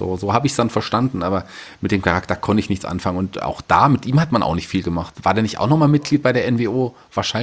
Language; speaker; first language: German; native; German